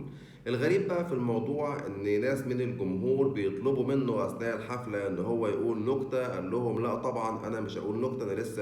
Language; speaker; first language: Arabic; native; Arabic